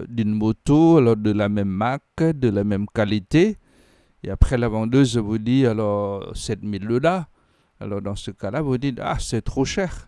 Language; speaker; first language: French; non-native, fluent; Khmer